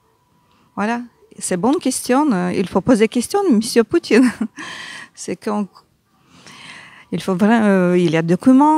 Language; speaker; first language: French; non-native, learner; Ukrainian